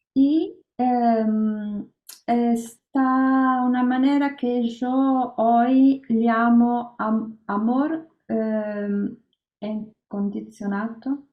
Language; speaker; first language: Spanish; non-native, learner; Italian